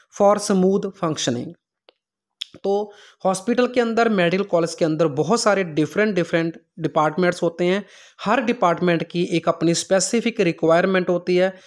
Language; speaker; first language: Hindi; non-native, local second language; Punjabi